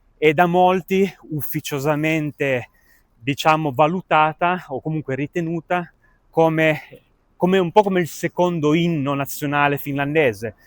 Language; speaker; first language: Italian; native; Italian